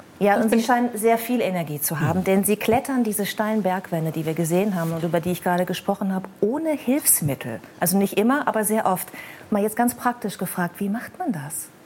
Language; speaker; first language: German; native; German